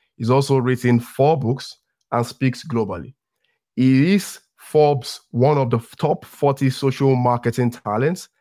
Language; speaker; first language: English; non-native, local second language; Yoruba